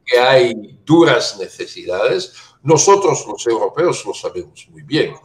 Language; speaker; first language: Spanish; non-native, fluent; Italian